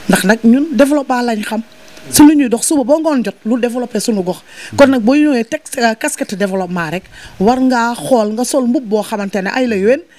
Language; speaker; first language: Wolof; native; Wolof